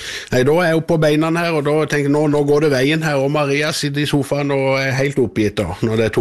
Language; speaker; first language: Norwegian; native; Norwegian